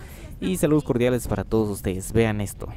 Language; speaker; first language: Spanish; native; Spanish